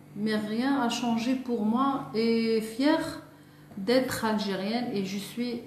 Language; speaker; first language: French; non-native, local second language; Arabic